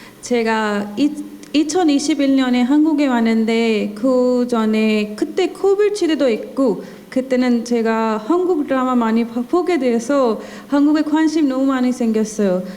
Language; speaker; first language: Korean; non-native, learner; Hindi